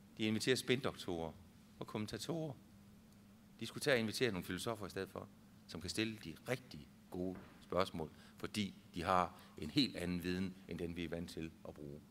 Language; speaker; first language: Danish; native; Danish